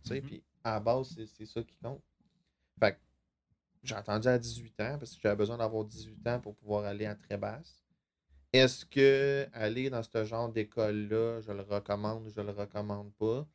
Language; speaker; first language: French; native; French